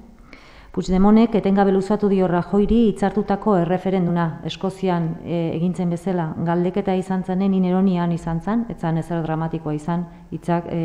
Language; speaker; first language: Basque; native; Basque